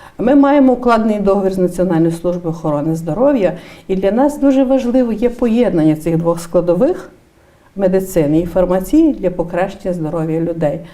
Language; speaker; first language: Ukrainian; native; Ukrainian